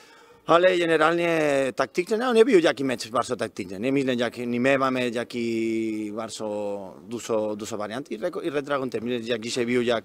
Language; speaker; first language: Polish; non-native, learner; Spanish